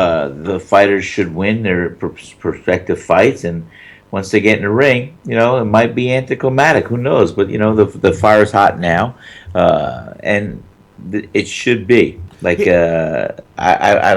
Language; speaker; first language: English; native; English